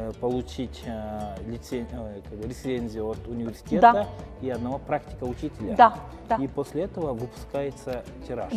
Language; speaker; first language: Russian; non-native, local second language; Kyrgyz